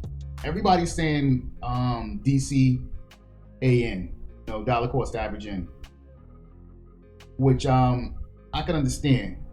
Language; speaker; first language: English; native; English